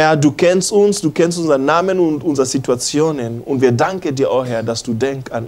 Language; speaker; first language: German; non-native, learner; English